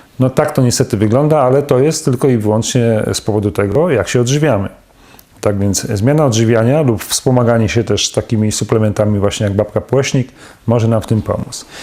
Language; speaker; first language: Polish; native; Polish